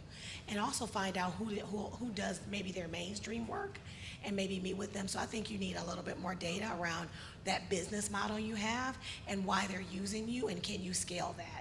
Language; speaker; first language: English; native; English